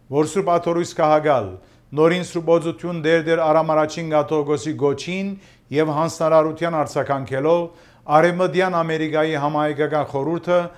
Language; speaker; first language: Armenian; early bilingual, heritage; Armenian